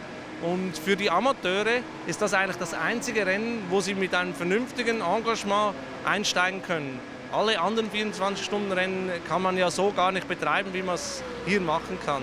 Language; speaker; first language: German; native; German